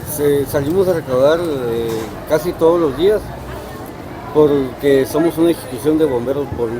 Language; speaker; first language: Spanish; native; Spanish